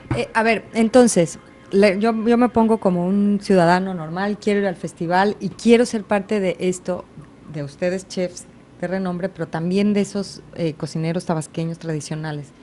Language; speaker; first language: Spanish; native; Spanish